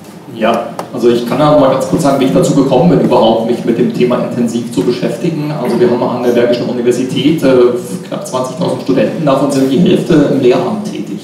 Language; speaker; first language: German; native; German